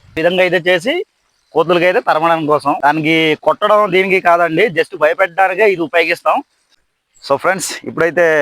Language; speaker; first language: Telugu; non-native, local second language; Odia